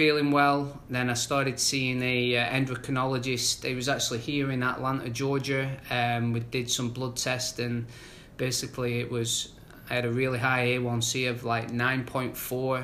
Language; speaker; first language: English; native; English